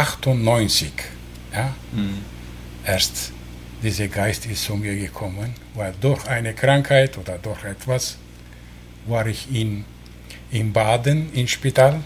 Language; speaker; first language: German; non-native, learner; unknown